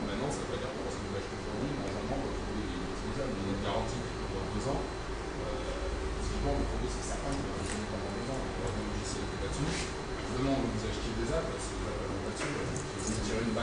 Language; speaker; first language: French; native; French